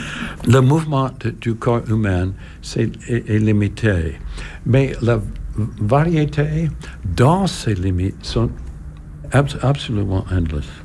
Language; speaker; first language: French; non-native, learner; English